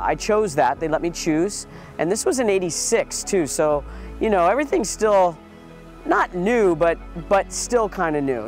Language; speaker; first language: English; native; English